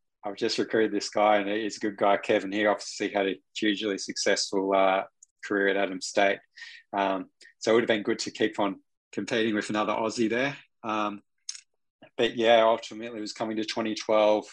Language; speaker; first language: English; native; English